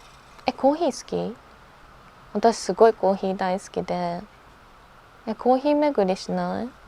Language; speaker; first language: Japanese; early bilingual, heritage; Japanese